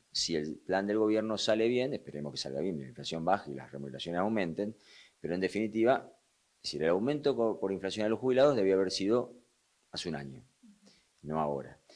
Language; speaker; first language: Spanish; native; Spanish